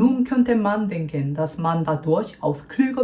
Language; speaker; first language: German; non-native, fluent; Korean